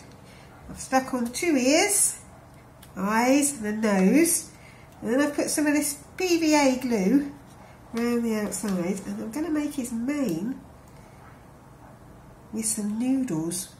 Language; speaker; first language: English; native; English